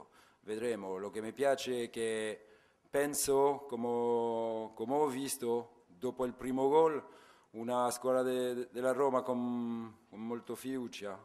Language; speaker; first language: Italian; non-native, fluent; French